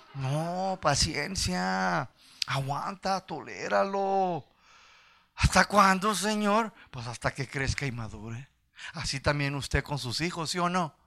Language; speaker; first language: Spanish; early bilingual, heritage; Spanish